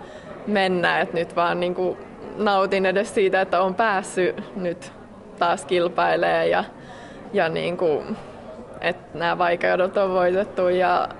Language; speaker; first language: Finnish; native; Finnish